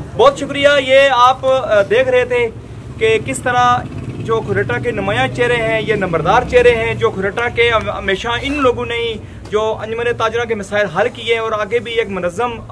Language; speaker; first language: Urdu; non-native, local second language; Pahari-Potwari